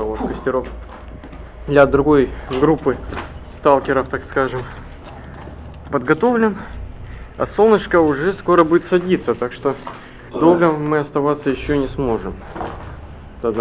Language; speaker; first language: Russian; native; Russian